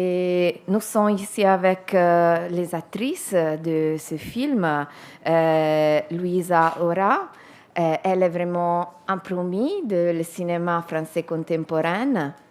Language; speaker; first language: French; non-native, fluent; Italian